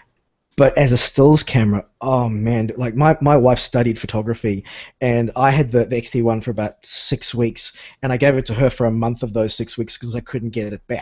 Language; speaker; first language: English; native; English